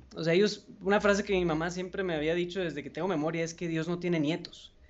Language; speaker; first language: Spanish; native; Spanish